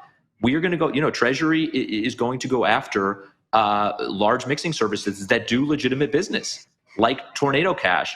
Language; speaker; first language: English; native; English